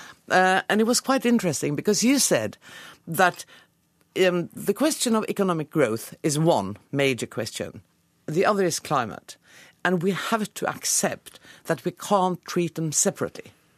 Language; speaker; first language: English; non-native, fluent; Norwegian